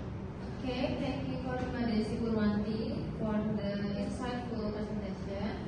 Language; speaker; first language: English; non-native, learner; Indonesian